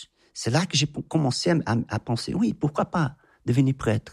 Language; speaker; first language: French; non-native, fluent; Portuguese